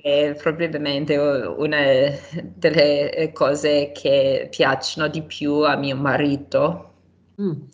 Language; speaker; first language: Italian; non-native, fluent; English